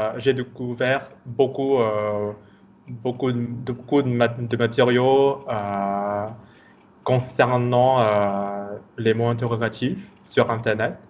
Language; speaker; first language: French; non-native, fluent; Vietnamese